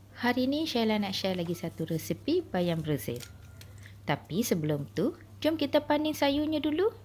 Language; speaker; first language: Malay; non-native, local second language; Tamil